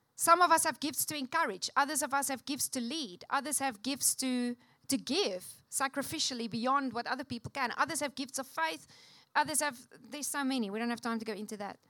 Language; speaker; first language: English; non-native, local second language; Afrikaans